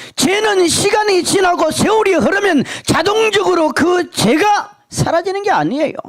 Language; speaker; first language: Korean; native; Korean